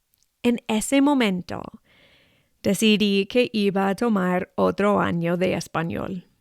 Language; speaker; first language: Spanish; non-native, fluent; English